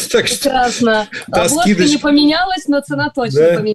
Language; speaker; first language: Russian; native; Russian